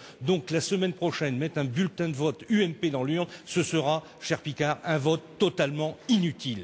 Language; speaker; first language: French; native; French